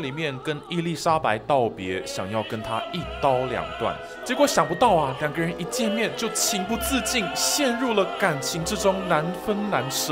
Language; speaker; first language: Chinese; native; Chinese